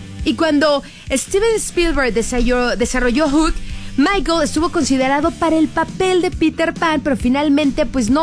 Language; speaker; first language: Spanish; native; Spanish